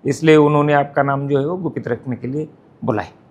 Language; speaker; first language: Hindi; non-native, local second language; Marathi